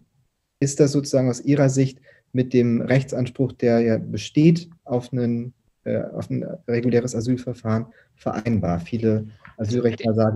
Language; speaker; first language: German; native; German